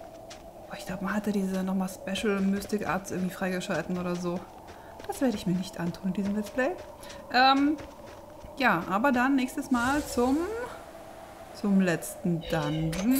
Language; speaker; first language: German; native; German